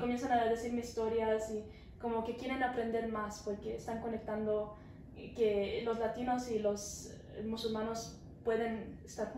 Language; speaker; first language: Spanish; early bilingual, heritage; Spanish